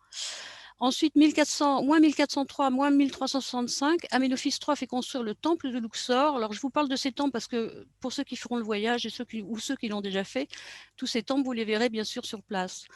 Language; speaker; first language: French; native; French